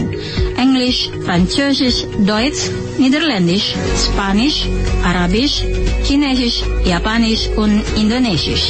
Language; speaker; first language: German; non-native, fluent; Indonesian